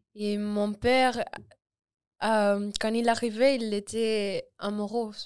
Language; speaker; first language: French; non-native, learner; Spanish